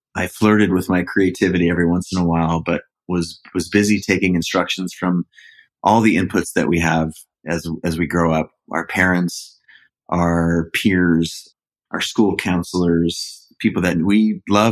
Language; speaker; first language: English; native; English